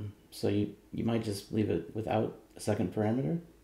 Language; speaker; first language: English; native; English